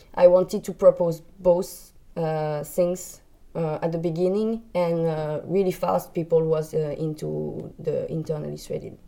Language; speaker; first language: English; non-native, learner; French